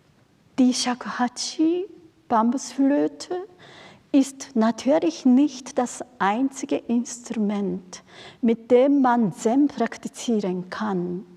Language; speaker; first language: German; non-native, fluent; Japanese